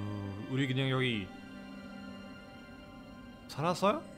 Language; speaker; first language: Korean; non-native, fluent; German